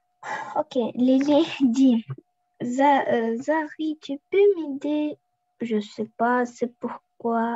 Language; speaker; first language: French; non-native, learner; Russian